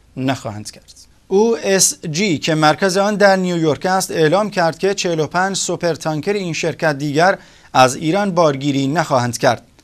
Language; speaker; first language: Persian; non-native, local second language; Central Kurdish